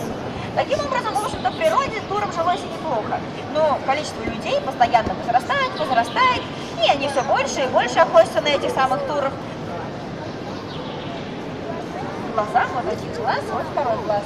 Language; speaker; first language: Russian; native; Russian